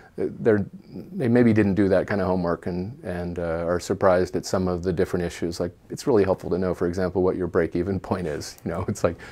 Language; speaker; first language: English; native; English